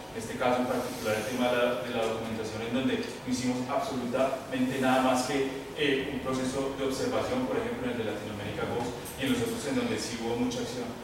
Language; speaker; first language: Spanish; native; Spanish